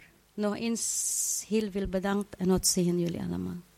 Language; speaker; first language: Dutch; non-native, fluent; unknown